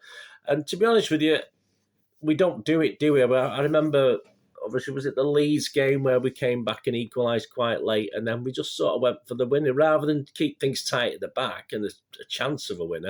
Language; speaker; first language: English; native; English